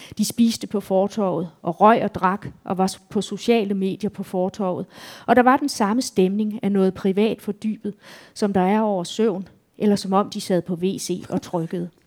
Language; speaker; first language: Danish; native; Danish